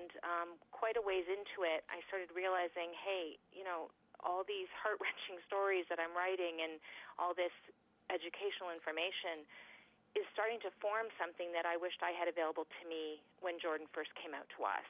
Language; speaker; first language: English; native; English